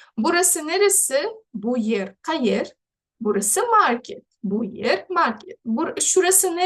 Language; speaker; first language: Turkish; non-native, fluent; Uzbek